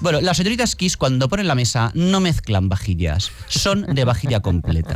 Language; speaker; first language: Spanish; native; Spanish